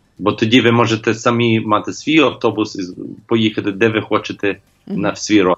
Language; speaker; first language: Ukrainian; non-native, learner; English